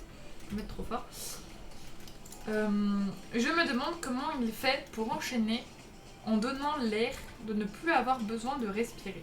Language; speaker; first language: French; native; French